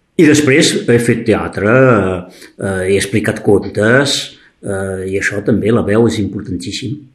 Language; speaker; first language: Catalan; native; Catalan